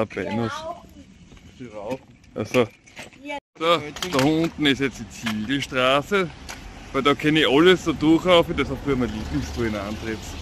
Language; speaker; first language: German; native; German